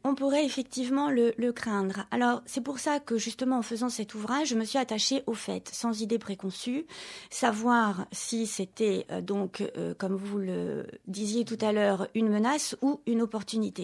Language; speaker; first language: French; native; French